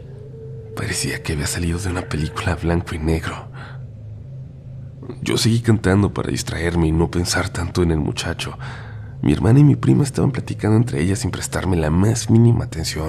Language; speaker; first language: Spanish; native; Spanish